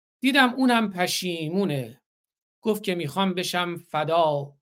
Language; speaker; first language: Persian; native; Persian